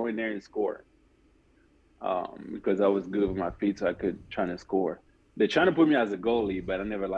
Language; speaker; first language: English; non-native, fluent; French